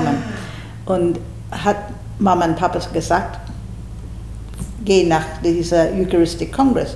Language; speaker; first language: German; non-native, learner; English